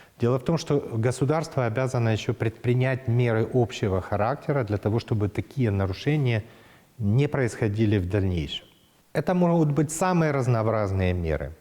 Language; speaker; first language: Russian; native; Russian